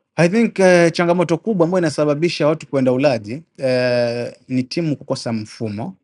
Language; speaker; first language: Swahili; native; Swahili